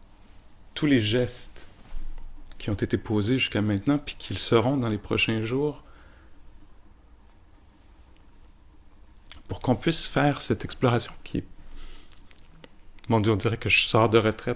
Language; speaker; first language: French; native; French